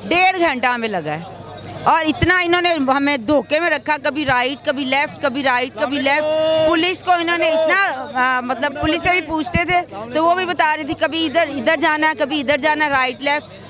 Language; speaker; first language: Urdu; native; Urdu